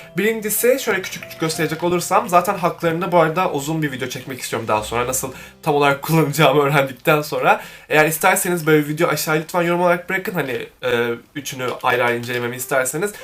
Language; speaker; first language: Turkish; native; Turkish